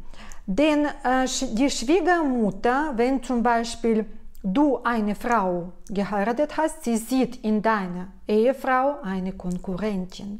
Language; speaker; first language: German; non-native, fluent; Russian